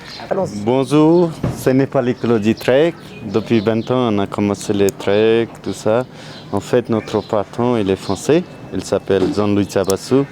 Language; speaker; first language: French; non-native, learner; Nepali